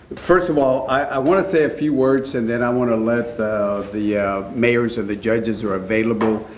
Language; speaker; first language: English; early bilingual, other home language; Spanish